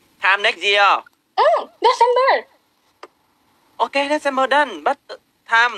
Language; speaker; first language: English; non-native, learner; Vietnamese